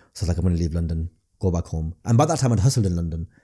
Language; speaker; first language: English; native; English